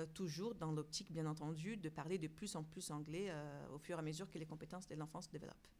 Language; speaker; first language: French; non-native, fluent; Portuguese